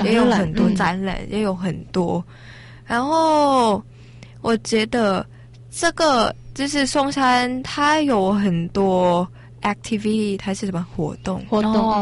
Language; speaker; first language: Chinese; non-native, learner; Thai